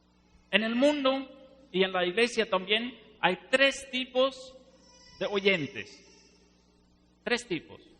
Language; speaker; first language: Spanish; non-native, fluent; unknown